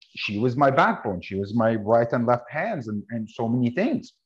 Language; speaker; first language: English; non-native, fluent; Arabic